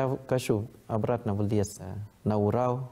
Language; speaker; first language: Russian; non-native, fluent; Thai